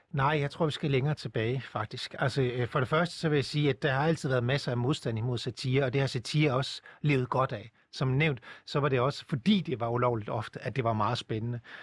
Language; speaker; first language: Danish; native; Danish